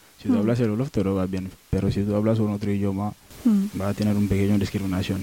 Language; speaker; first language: Spanish; non-native, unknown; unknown